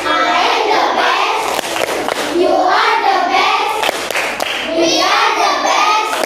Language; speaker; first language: English; non-native, learner; Indonesian